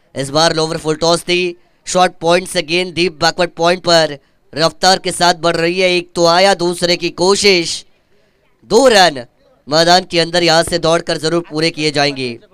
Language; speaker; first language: Hindi; non-native, local second language; Marathi